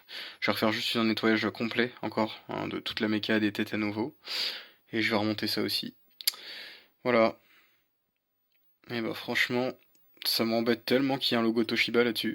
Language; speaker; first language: French; native; French